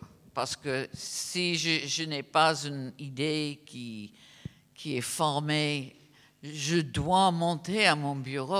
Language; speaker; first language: French; non-native, fluent; English